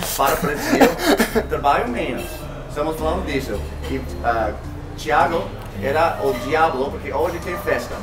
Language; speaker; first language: Portuguese; non-native, learner; English